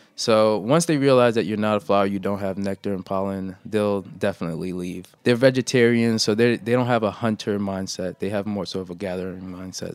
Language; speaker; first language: English; early bilingual, other home language; Haitian Creole